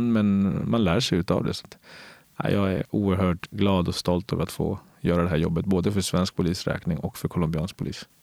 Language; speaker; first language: Swedish; early bilingual, other home language; Spanish